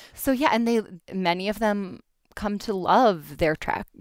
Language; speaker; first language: English; native; English